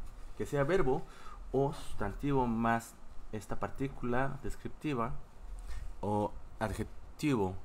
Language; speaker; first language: Spanish; non-native, fluent; Korean